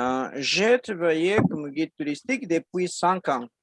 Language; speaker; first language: French; non-native, learner; Spanish